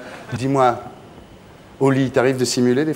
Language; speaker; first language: French; native; French